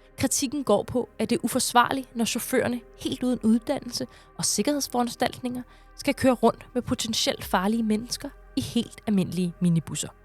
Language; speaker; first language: Danish; native; Danish